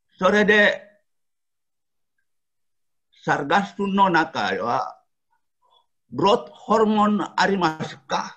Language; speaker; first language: Japanese; non-native, learner; Indonesian